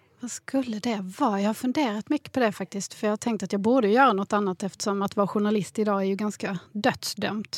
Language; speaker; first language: Swedish; native; Swedish